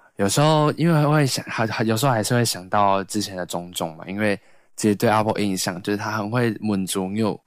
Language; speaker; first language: Chinese; native; Chinese